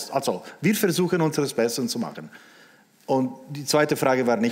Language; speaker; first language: German; non-native, local second language; Italian